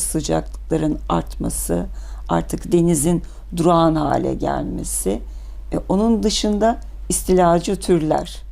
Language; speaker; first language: Turkish; native; Turkish